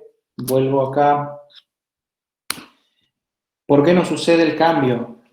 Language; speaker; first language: Spanish; native; Spanish